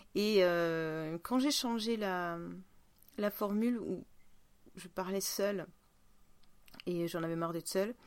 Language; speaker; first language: French; non-native, fluent; Russian